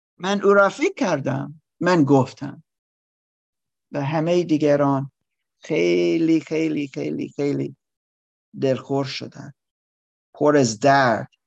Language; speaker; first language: Persian; non-native, learner; English